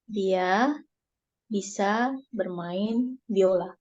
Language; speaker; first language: Indonesian; non-native, learner; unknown